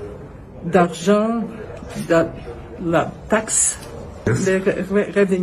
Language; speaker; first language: French; non-native, learner; Bulgarian